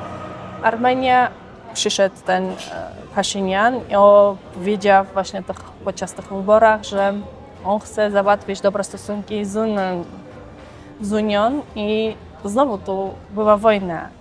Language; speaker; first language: Polish; non-native, fluent; Armenian